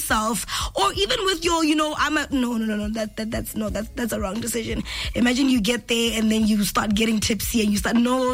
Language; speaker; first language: English; non-native, local second language; Tswana